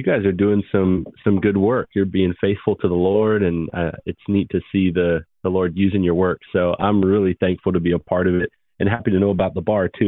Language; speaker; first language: English; native; English